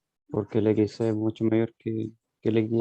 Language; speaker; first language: Spanish; native; Spanish